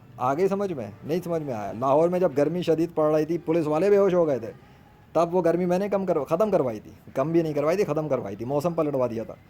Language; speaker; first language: Urdu; native; Urdu